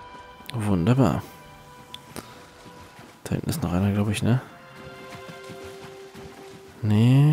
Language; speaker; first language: German; native; German